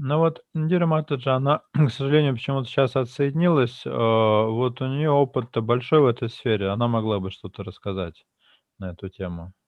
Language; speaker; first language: Russian; native; Russian